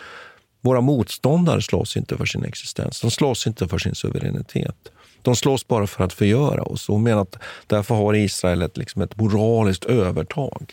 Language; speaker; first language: Swedish; native; Swedish